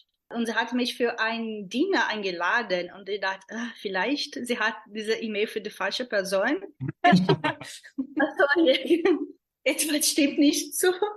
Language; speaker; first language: German; non-native, fluent; Portuguese